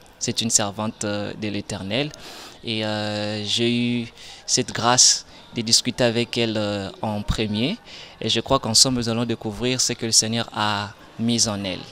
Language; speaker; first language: French; non-native, local second language; Lingala